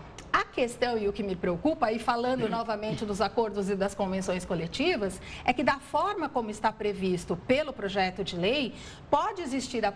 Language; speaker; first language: Portuguese; native; Portuguese